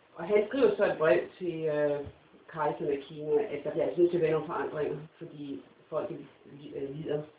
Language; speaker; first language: Danish; non-native, fluent; English